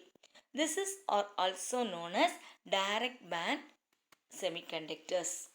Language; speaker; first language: English; non-native, local second language; Tamil